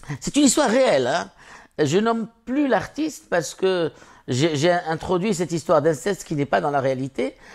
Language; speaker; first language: French; non-native, local second language; Arabic